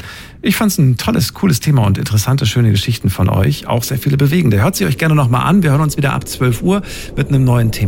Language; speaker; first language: German; native; German